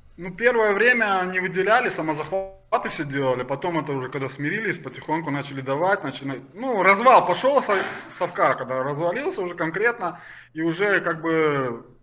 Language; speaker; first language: Russian; native; Russian